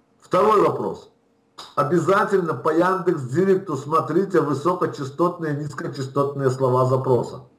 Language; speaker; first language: Russian; native; Russian